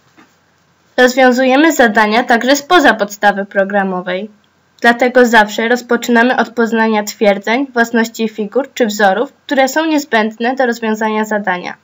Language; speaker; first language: Polish; native; Polish